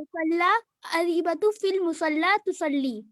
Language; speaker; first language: Arabic; non-native, learner; Urdu